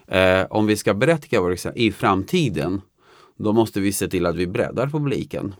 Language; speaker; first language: Swedish; non-native, fluent; Albanian